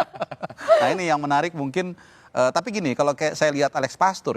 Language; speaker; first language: Indonesian; native; Indonesian